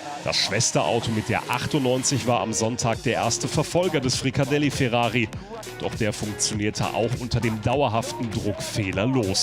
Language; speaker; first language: German; native; German